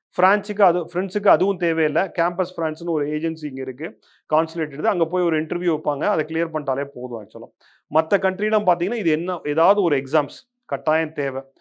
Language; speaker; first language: Tamil; native; Tamil